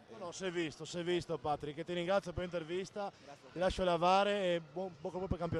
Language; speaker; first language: Italian; native; Italian